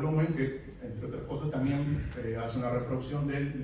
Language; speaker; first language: Spanish; native; Spanish